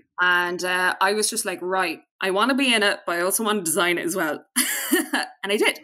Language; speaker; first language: English; native; English